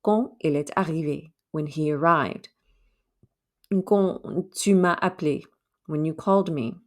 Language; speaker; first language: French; non-native, fluent; English